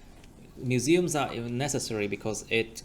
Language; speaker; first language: English; non-native, fluent; Vietnamese